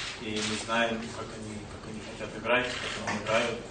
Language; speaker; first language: Russian; early bilingual, heritage; Russian